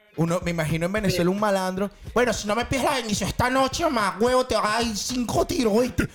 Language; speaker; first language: Spanish; native; Spanish